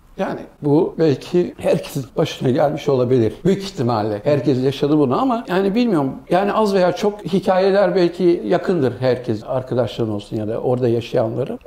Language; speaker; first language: Turkish; early bilingual, heritage; Turkish